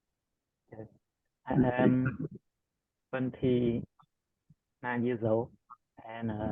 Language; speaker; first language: English; non-native, learner; Khmer